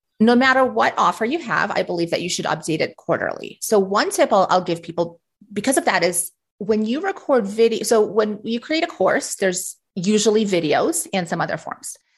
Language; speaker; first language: English; early bilingual, other home language; Russian